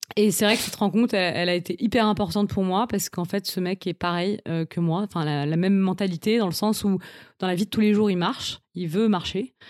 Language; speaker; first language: French; native; French